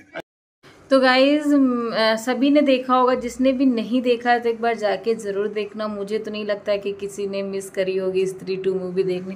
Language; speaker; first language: Hindi; native; Hindi